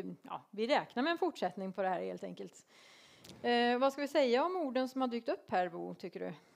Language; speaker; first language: Swedish; native; Swedish